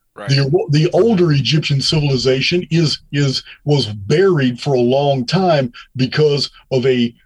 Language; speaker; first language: English; native; English